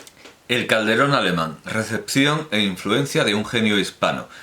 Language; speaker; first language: Spanish; native; Spanish